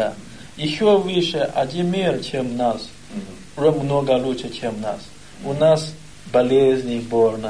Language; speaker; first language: Russian; non-native, learner; Chinese